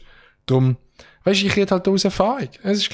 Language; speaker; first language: German; native; German